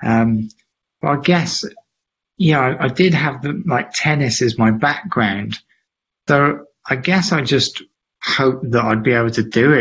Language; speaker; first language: English; native; English